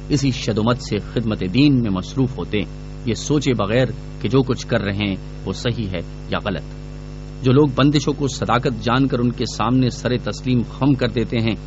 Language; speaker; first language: Urdu; non-native, local second language; Pashto